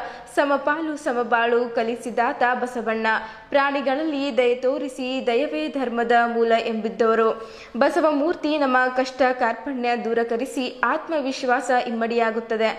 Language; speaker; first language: Kannada; native; Kannada